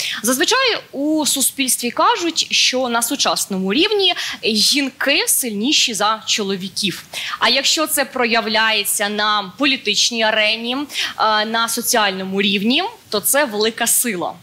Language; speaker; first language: Ukrainian; native; Ukrainian